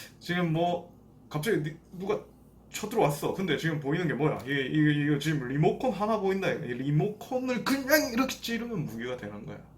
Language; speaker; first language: Korean; native; Korean